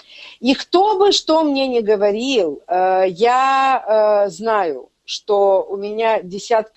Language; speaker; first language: Russian; native; Russian